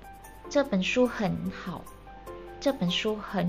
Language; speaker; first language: Chinese; non-native, fluent; Indonesian